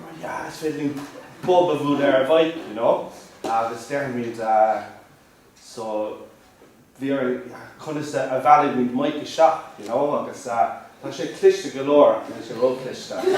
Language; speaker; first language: Irish; non-native, local second language; English